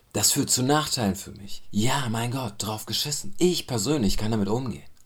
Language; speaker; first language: German; early bilingual, other home language; Turkish